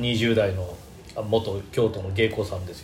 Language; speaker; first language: Japanese; native; Japanese